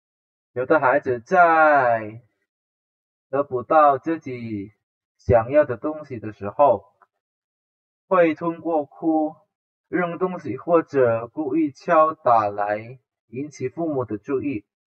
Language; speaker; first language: Chinese; non-native, fluent; Indonesian